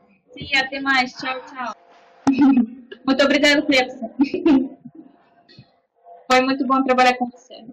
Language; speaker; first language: Portuguese; non-native, fluent; Russian